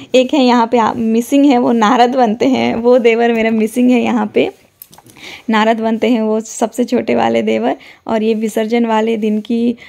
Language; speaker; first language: Hindi; non-native, local second language; Odia